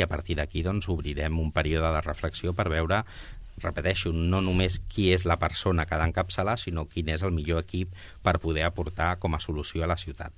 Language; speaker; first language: Catalan; non-native, local second language; Spanish